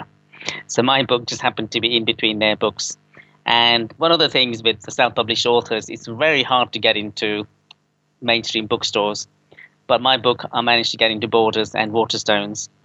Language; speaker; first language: English; native; English